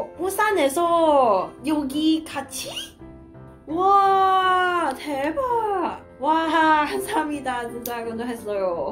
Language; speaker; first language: Korean; non-native, learner; Cantonese